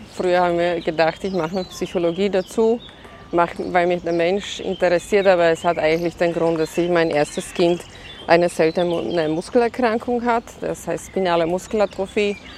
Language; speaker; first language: German; non-native, fluent; Slovak